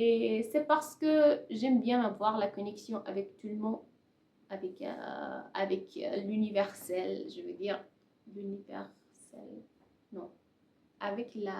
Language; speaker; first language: French; non-native, learner; Persian